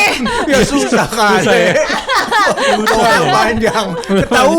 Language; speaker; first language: Indonesian; native; Indonesian